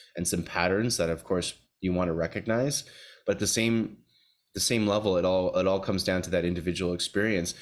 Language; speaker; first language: English; native; English